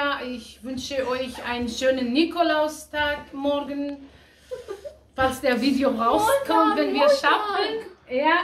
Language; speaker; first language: German; non-native, fluent; Aramaic